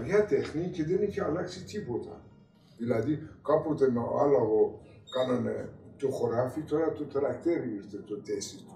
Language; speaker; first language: Greek; non-native, learner; Persian